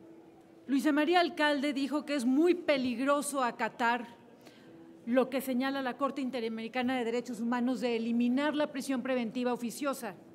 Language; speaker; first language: Spanish; native; Spanish